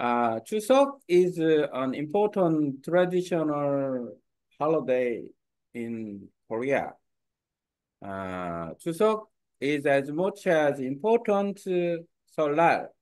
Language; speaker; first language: English; non-native, learner; Korean